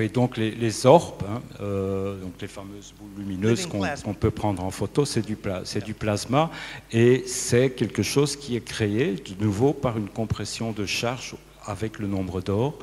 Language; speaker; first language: French; native; French